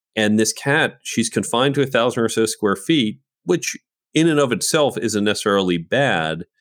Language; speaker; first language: English; native; English